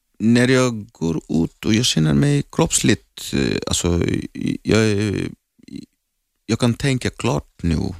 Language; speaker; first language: Swedish; non-native, learner; Arabic